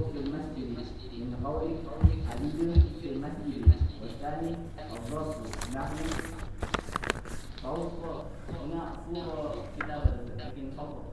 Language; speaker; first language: Arabic; non-native, learner; Indonesian